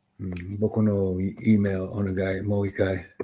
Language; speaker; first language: Japanese; non-native, learner; English